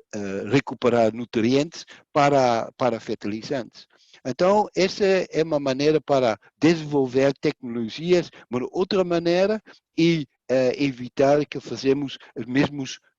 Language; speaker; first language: Portuguese; non-native, fluent; Dutch